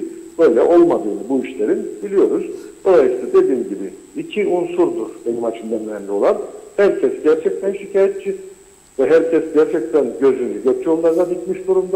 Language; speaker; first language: Turkish; native; Turkish